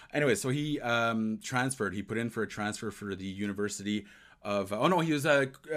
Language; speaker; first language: English; native; English